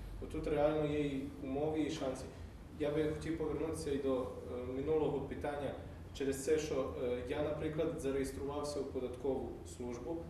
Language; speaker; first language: Ukrainian; non-native, fluent; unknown